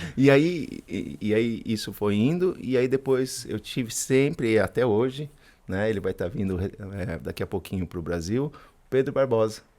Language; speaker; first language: Portuguese; early bilingual, other home language; Spanish